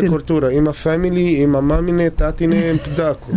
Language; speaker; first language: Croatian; non-native, learner; Arabic